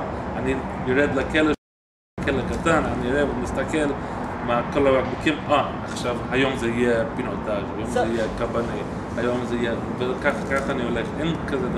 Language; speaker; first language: Hebrew; non-native, fluent; English